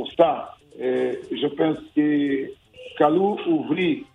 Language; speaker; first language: French; non-native, learner; Portuguese